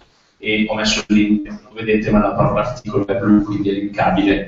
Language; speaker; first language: Italian; native; Italian